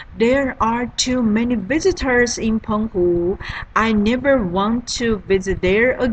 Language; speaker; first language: English; non-native, learner; Chinese